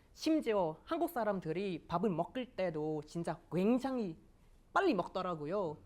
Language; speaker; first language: Korean; non-native, fluent; Thai